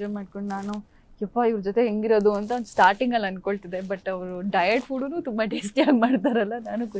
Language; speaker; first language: Kannada; native; Kannada